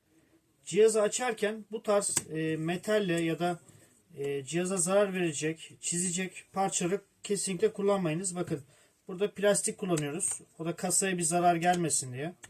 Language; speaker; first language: Turkish; native; Turkish